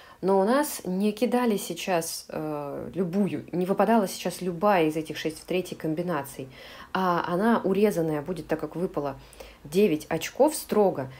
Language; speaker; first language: Russian; native; Russian